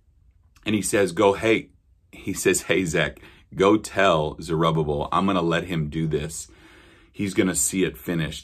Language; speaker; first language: English; native; English